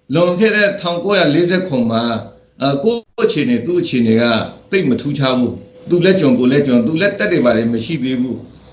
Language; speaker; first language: Burmese; non-native, local second language; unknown